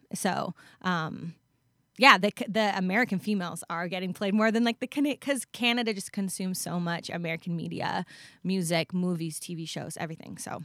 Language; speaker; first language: English; native; English